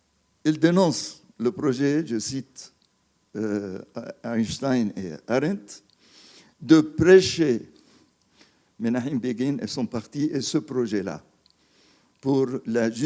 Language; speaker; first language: French; non-native, fluent; Arabic